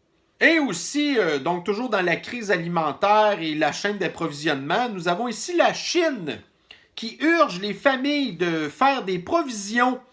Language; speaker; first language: French; native; French